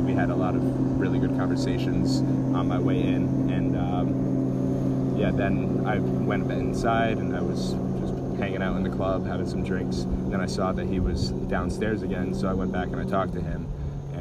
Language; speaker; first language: English; native; English